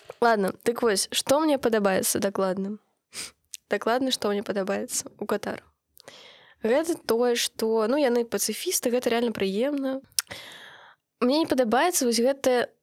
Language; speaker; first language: Belarusian; non-native, local second language; Russian